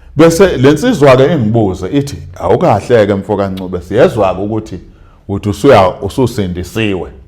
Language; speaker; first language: Zulu; native; Zulu